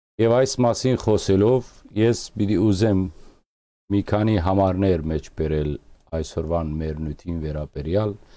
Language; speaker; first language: Armenian; early bilingual, heritage; Armenian